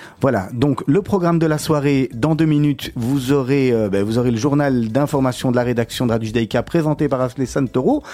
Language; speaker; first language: French; native; French